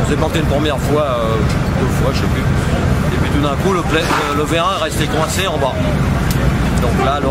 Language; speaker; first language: French; native; French